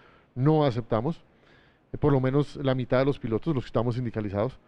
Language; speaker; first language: Spanish; native; Spanish